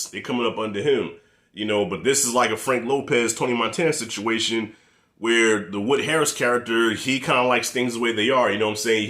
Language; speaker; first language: English; native; English